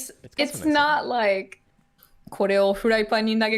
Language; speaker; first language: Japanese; native; Japanese